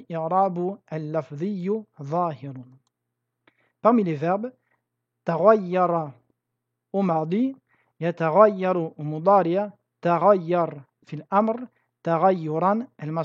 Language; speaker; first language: Arabic; non-native, fluent; French